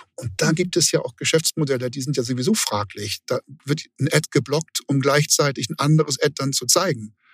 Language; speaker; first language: German; native; German